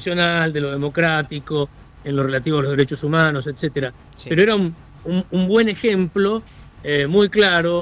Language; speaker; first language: Spanish; native; Spanish